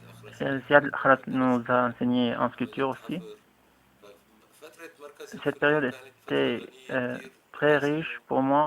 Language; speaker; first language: French; non-native, fluent; Arabic